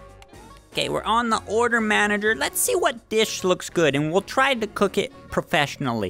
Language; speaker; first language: English; native; English